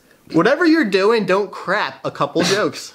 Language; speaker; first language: English; native; English